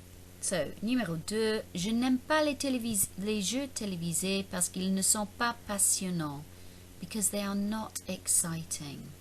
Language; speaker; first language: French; non-native, fluent; English